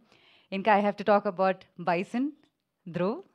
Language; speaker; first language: Telugu; non-native, fluent; Malayalam